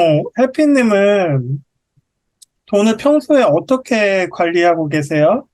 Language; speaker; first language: Korean; native; Korean